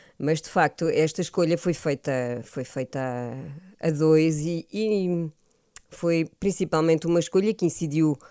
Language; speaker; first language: Portuguese; early bilingual, heritage; Portuguese